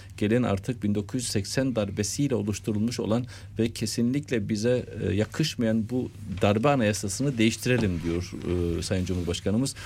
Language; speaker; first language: Turkish; native; Turkish